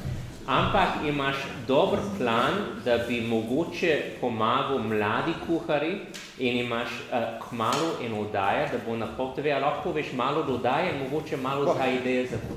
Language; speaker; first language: Slovenian; non-native, learner; English